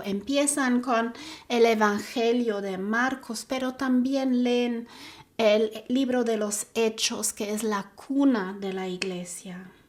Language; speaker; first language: Spanish; non-native, fluent; German